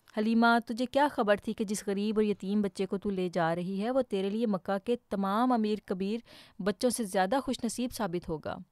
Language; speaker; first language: Urdu; native; Urdu